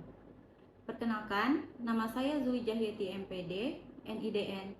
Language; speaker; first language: Indonesian; native; Indonesian